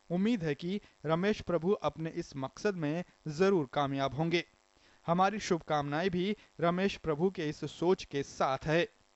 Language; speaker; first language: Hindi; non-native, local second language; Marathi